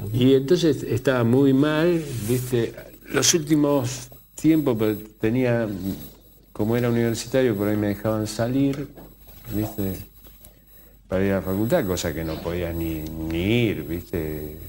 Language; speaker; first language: Spanish; native; Spanish